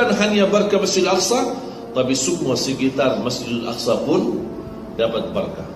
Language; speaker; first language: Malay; non-native, fluent; Arabic